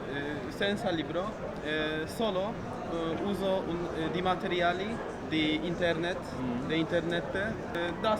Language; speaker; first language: Italian; non-native, learner; Polish